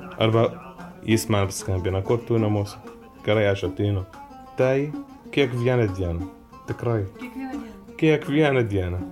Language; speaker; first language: Lithuanian; non-native, learner; Arabic